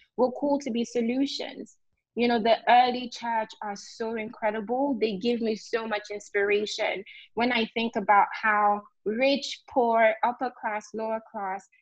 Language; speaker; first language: English; non-native, local second language; Yoruba